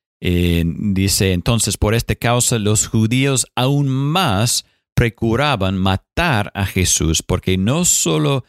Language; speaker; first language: Spanish; non-native, fluent; English